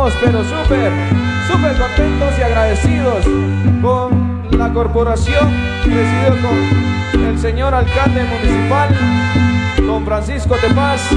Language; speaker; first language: Spanish; non-native, local second language; Kaqchikel